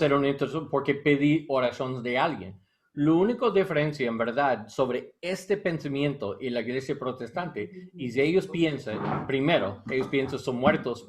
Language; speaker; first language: Spanish; non-native, learner; English